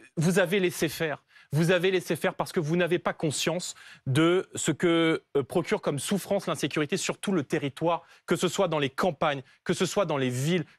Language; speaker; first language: French; native; French